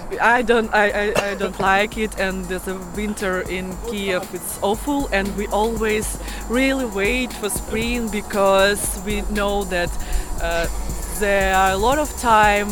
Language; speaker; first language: English; non-native, learner; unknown